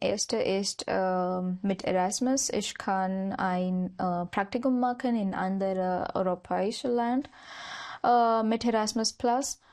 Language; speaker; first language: German; non-native, learner; Marathi